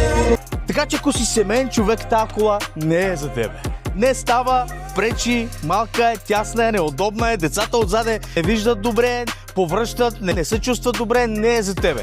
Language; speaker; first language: Bulgarian; native; Bulgarian